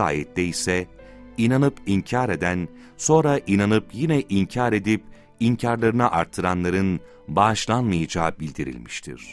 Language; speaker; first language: Turkish; native; Turkish